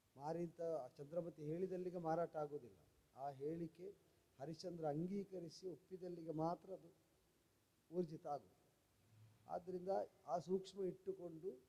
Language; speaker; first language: Kannada; native; Kannada